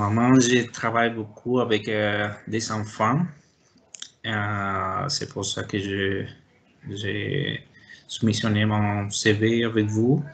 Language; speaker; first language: French; non-native, learner; Spanish